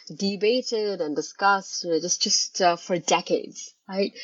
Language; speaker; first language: English; non-native, local second language; Bangla